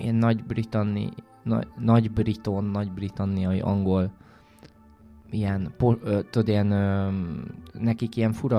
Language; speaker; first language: Hungarian; native; Hungarian